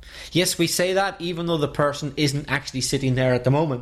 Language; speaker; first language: English; native; English